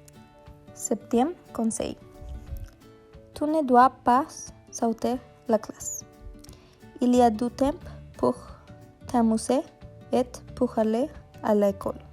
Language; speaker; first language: French; non-native, learner; Spanish